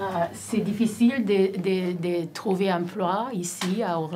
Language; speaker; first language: French; non-native, learner; Slovenian